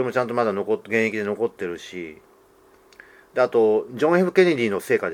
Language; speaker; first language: Japanese; native; Japanese